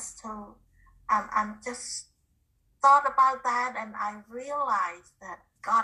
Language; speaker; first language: English; non-native, fluent; Khmer